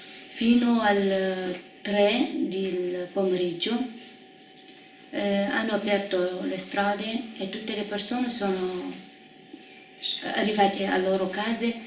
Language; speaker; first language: Italian; non-native, fluent; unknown